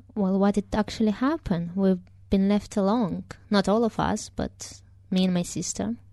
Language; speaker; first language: English; non-native, fluent; Romanian